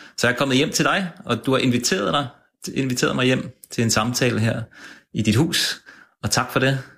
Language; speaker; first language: Danish; native; Danish